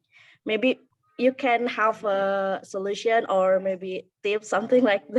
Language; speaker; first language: English; non-native, learner; Indonesian